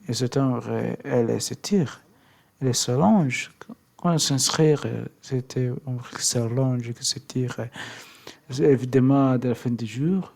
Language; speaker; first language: French; non-native, learner; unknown